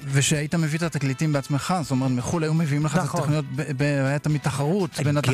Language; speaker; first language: Hebrew; native; Hebrew